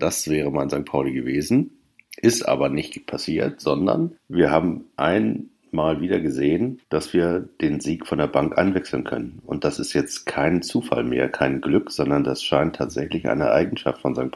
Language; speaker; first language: German; native; German